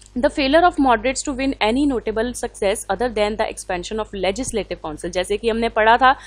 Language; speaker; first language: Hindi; non-native, local second language; Punjabi